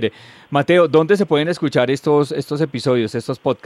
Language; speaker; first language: Spanish; native; Spanish